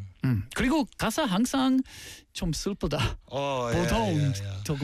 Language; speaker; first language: Korean; non-native, learner; English